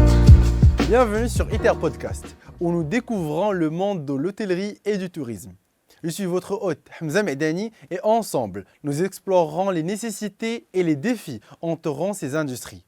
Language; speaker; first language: French; non-native, local second language; Arabic